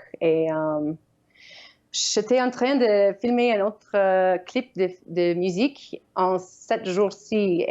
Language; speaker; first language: French; non-native, learner; Ukrainian